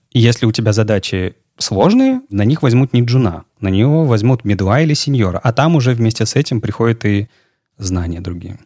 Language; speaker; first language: Russian; native; Russian